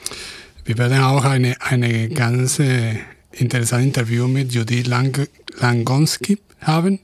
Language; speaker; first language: German; non-native, fluent; Spanish